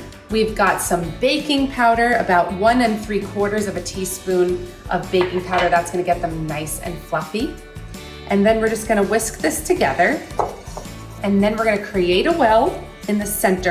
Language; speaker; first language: English; native; English